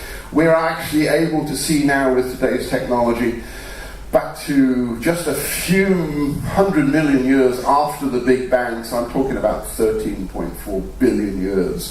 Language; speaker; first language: English; native; English